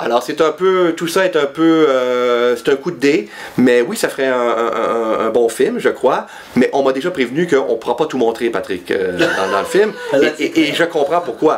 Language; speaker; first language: French; native; French